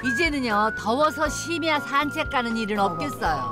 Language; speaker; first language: Korean; native; Korean